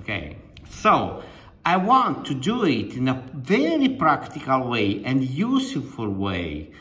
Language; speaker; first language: English; non-native, fluent; Italian